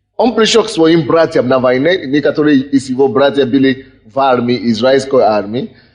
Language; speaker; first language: Russian; non-native, fluent; Yoruba